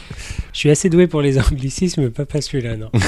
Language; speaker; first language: French; native; French